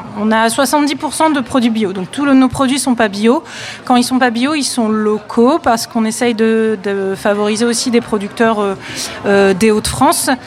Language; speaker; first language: French; native; French